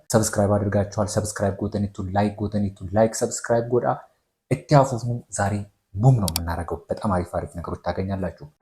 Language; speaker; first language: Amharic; non-native, local second language; Oromo